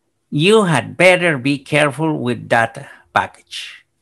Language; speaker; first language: English; non-native, fluent; Spanish